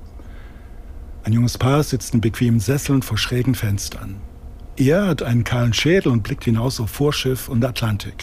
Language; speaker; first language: German; native; German